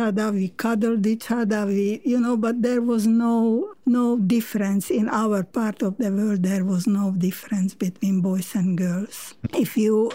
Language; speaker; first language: English; non-native, fluent; Slovak